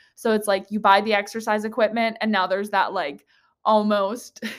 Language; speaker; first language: English; native; English